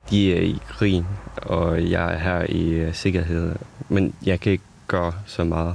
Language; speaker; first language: Danish; non-native, fluent; Ukrainian